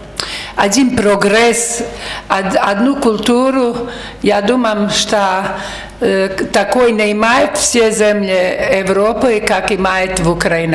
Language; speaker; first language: Russian; non-native, learner; Croatian